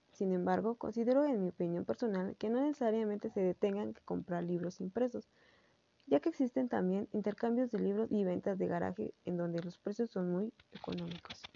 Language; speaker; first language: Spanish; native; Spanish